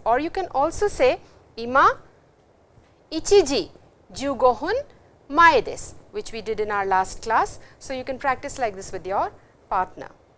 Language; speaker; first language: English; non-native, local second language; Hindi